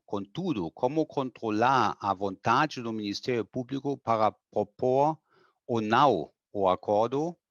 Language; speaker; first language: Portuguese; non-native, fluent; German